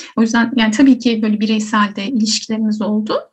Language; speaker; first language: Turkish; native; Turkish